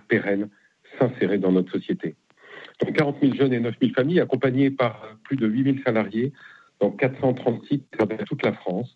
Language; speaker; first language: French; native; French